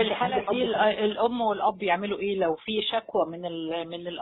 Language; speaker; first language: Arabic; native; Arabic